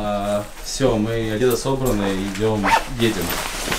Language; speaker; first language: Russian; native; Russian